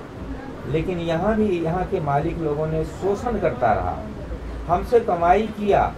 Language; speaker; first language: Hindi; native; Hindi